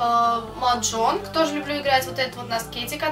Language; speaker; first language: Russian; native; Russian